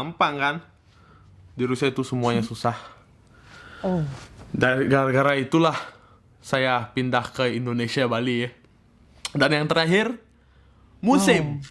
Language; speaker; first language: Indonesian; early bilingual, other home language; Russian